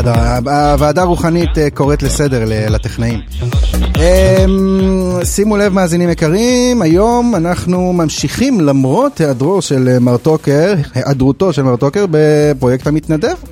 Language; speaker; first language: Hebrew; native; Hebrew